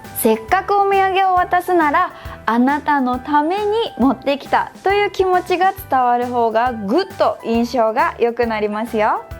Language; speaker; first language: Japanese; native; Japanese